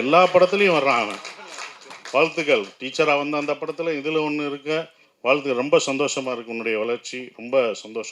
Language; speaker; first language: Tamil; native; Tamil